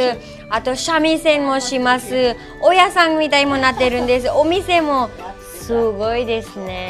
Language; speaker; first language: Japanese; non-native, learner; Hindi